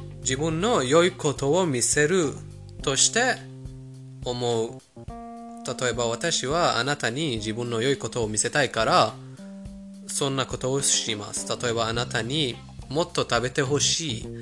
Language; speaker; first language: Japanese; non-native, fluent; Persian